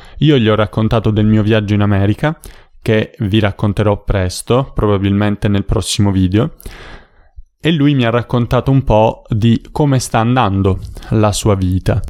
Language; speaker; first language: Italian; native; Italian